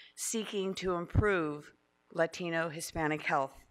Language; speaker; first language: English; early bilingual, other home language; Spanish